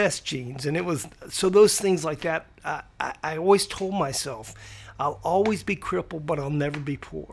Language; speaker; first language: English; native; English